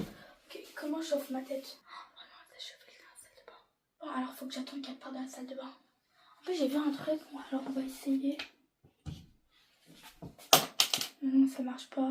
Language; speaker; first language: French; native; French